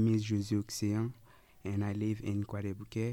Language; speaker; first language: English; non-native, learner; Haitian Creole